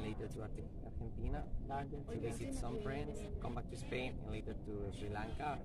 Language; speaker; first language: English; non-native, learner; Spanish